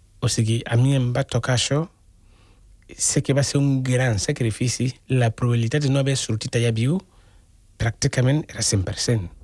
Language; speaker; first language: Catalan; non-native, fluent; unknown